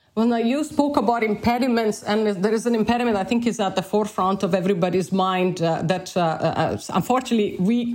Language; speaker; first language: English; non-native, fluent; Italian